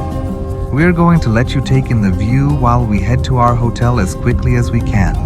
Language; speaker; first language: English; non-native, local second language; Sinhala